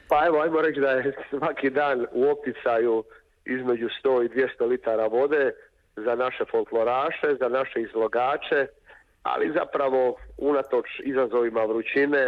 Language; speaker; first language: Serbian; native; Serbian